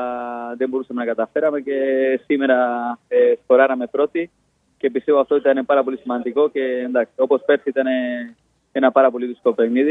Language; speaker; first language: Greek; non-native, fluent; Spanish